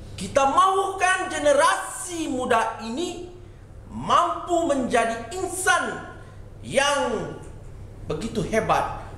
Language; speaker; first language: Malay; non-native, local second language; Tamil